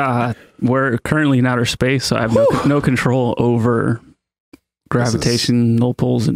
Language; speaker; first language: English; native; English